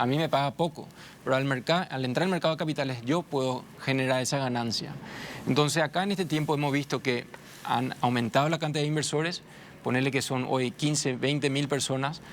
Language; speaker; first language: Spanish; native; Spanish